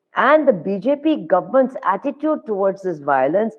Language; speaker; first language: English; non-native, local second language; Hindi